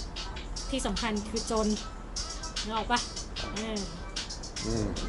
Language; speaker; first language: Thai; non-native, learner; English